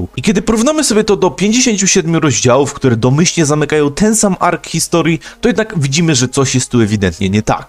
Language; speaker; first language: Polish; native; Polish